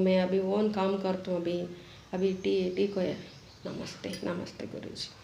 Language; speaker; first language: Hindi; non-native, local second language; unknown